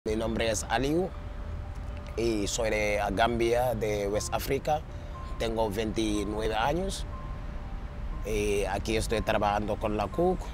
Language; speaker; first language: Spanish; non-native, learner; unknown